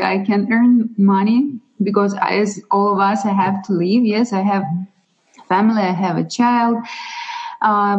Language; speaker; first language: English; non-native, fluent; Russian